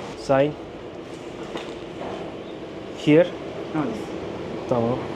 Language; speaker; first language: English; non-native, learner; Turkish